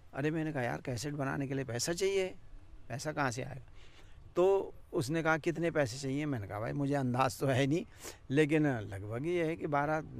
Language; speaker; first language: Hindi; non-native, local second language; Garhwali